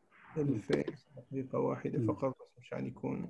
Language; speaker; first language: Arabic; native; Arabic